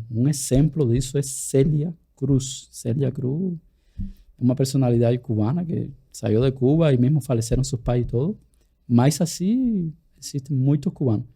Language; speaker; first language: Portuguese; non-native, fluent; Spanish